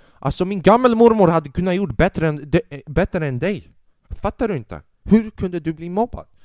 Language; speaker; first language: Swedish; early bilingual, other home language; Albanian